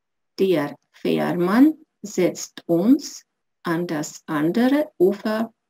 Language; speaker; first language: German; non-native, fluent; Russian